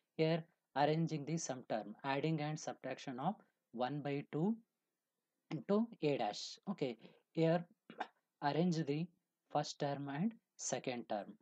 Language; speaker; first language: English; non-native, local second language; Kannada